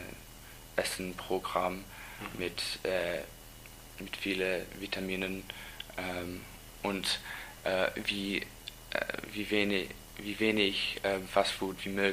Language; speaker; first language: German; non-native, learner; English